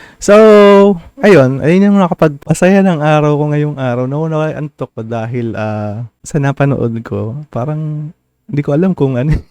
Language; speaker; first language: Filipino; native; Filipino